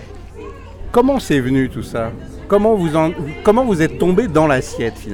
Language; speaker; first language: French; native; French